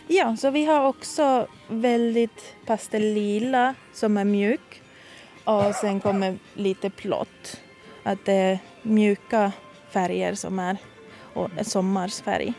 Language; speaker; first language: Swedish; non-native, fluent; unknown